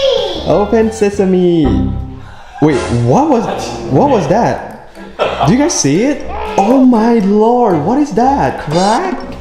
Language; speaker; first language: English; non-native, fluent; Thai